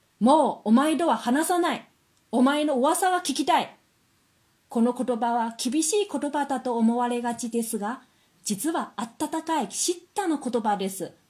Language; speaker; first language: Japanese; non-native, fluent; Chinese